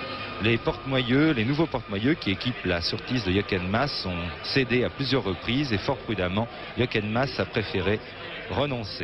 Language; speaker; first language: French; native; French